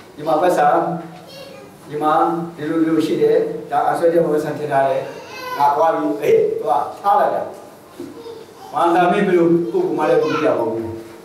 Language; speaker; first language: Burmese; non-native, local second language; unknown